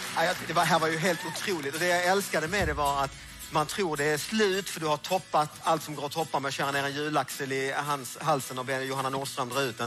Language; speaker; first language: Swedish; native; Swedish